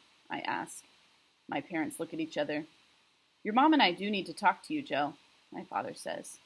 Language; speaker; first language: English; native; English